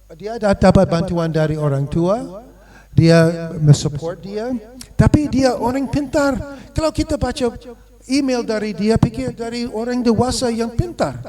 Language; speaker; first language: Indonesian; non-native, fluent; English